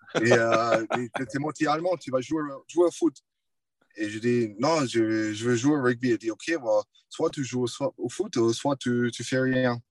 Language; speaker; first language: French; non-native, fluent; English